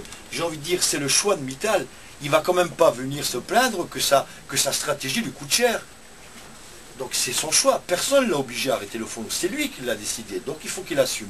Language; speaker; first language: French; native; French